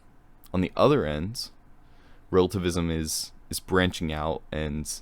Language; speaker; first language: English; native; English